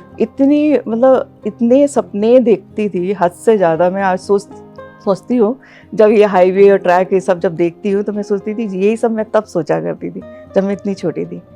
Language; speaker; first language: Hindi; non-native, local second language; Assamese